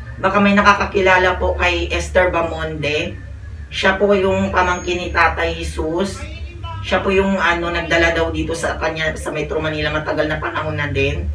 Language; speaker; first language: Filipino; native; Filipino